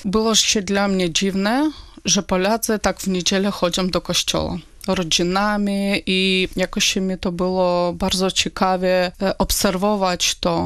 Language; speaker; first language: Polish; non-native, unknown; Russian